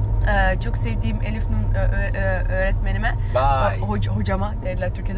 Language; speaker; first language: Turkish; early bilingual, heritage; Turkish